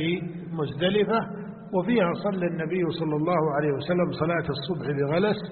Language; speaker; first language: Arabic; native; Arabic